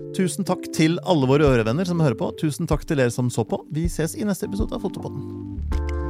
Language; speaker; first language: Norwegian; native; Norwegian